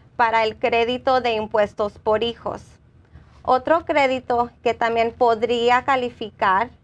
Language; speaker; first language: Spanish; early bilingual, heritage; Spanish